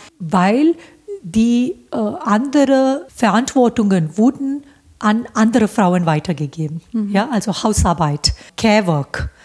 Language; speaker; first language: German; non-native, fluent; Hindi